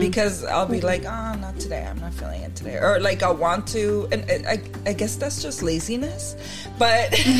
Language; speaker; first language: English; early bilingual, other home language; Spanish